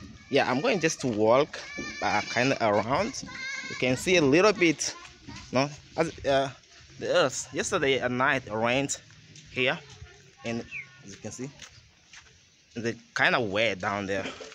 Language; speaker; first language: English; non-native, learner; Makhuwa